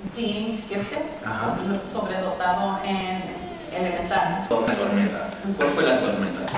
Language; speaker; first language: Spanish; early bilingual, heritage; Spanish